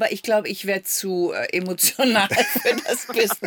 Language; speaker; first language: German; native; German